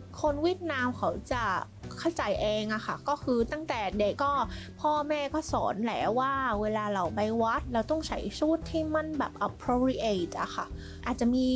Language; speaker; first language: Thai; non-native, fluent; Vietnamese